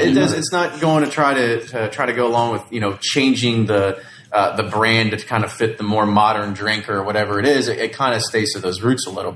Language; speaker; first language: English; native; English